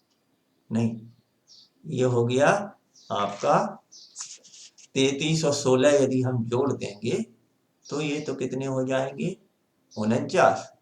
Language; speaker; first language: Hindi; native; Hindi